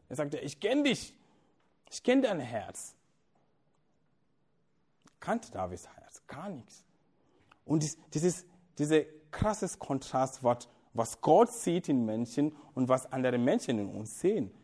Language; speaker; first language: German; non-native, fluent; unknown